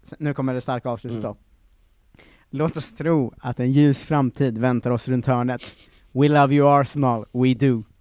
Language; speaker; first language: Swedish; native; Swedish